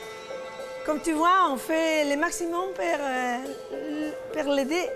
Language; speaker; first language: French; non-native, fluent; Italian